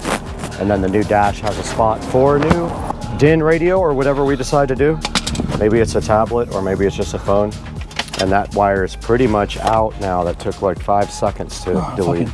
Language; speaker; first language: English; native; English